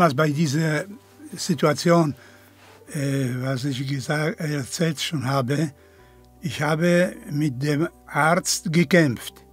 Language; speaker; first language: German; non-native, fluent; Polish